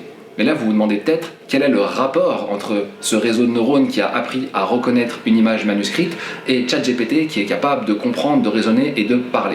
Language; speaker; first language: French; native; French